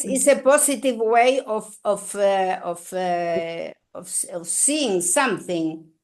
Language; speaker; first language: English; non-native, learner; Spanish